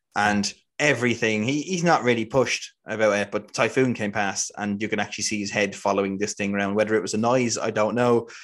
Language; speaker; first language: English; native; English